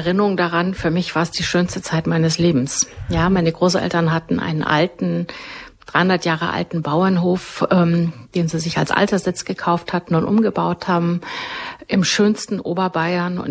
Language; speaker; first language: German; native; German